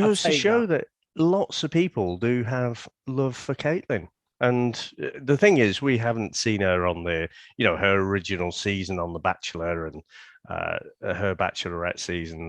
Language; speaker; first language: English; native; English